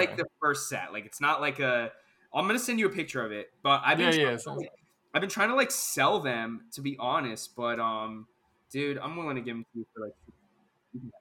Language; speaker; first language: English; native; English